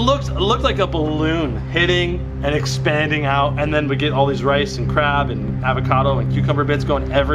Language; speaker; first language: English; native; English